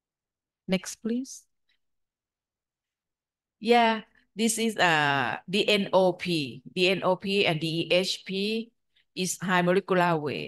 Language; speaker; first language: English; non-native, fluent; Thai